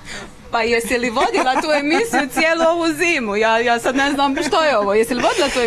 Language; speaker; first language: Croatian; native; Croatian